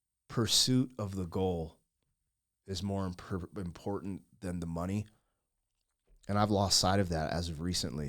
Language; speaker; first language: English; native; English